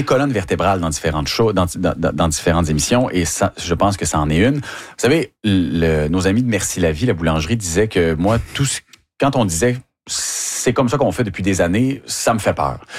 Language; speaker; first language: French; native; French